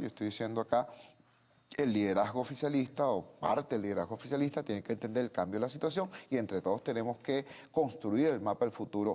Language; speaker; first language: Spanish; native; Spanish